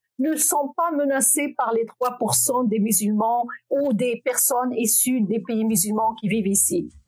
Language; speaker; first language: French; non-native, local second language; Arabic